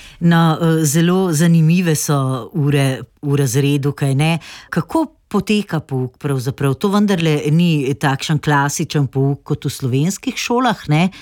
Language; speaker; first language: Slovenian; native; Slovenian